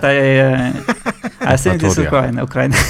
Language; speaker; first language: English; non-native, learner; Russian